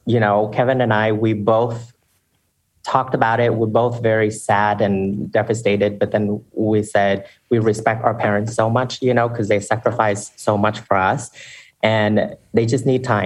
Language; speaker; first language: English; non-native, fluent; Vietnamese